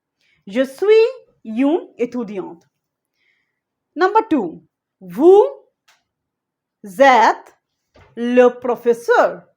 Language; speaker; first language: French; non-native, learner; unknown